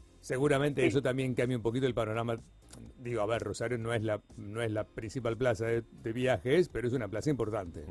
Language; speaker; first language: Spanish; native; Spanish